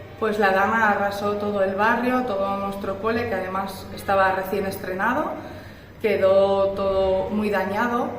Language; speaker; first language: Spanish; native; Spanish